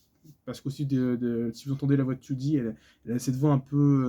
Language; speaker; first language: French; native; French